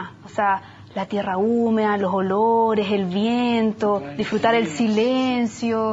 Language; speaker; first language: Spanish; native; Spanish